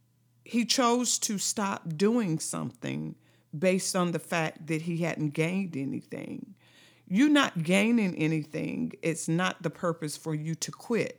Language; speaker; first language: English; native; English